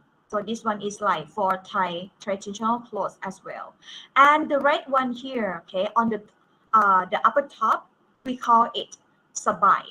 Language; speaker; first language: English; non-native, fluent; Thai